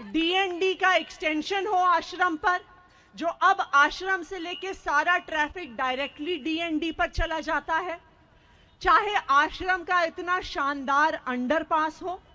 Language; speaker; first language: Hindi; native; Hindi